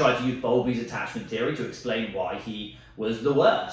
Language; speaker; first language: English; native; English